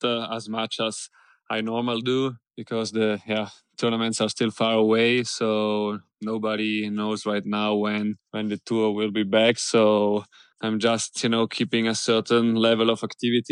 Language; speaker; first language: English; non-native, fluent; German